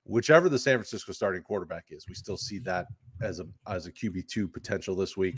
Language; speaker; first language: English; native; English